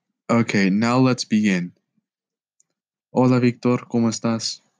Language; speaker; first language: Spanish; early bilingual, heritage; Spanish